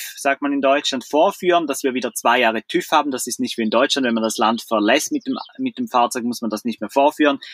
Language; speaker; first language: German; native; German